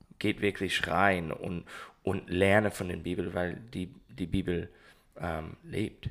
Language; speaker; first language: German; non-native, learner; English